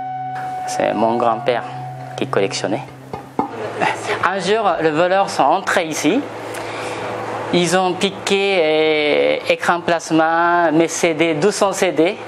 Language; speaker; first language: French; non-native, fluent; Japanese